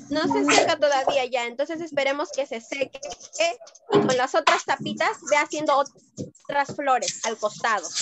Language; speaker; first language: Spanish; native; Spanish